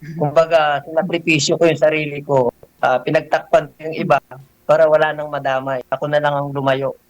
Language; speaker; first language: Filipino; native; Filipino